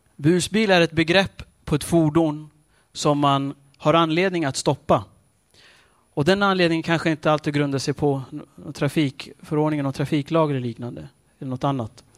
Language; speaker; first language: Swedish; early bilingual, other home language; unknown